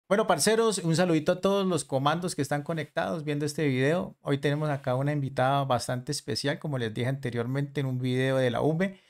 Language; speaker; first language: Spanish; native; Spanish